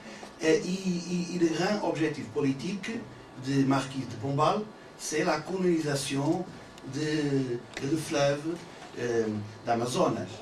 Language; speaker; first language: French; non-native, learner; Portuguese